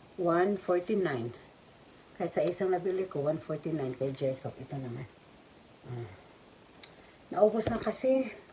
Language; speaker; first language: Filipino; non-native, local second language; Cebuano